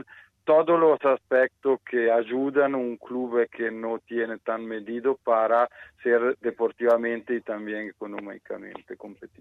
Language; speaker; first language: Spanish; non-native, fluent; Italian